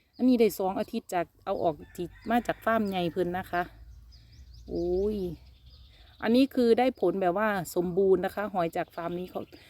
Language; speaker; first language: Thai; native; Thai